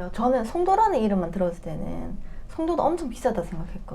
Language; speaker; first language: Korean; native; Korean